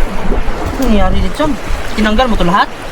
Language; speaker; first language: Filipino; native; Filipino